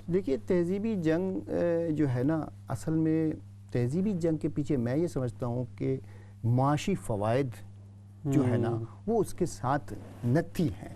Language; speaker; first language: Urdu; native; Urdu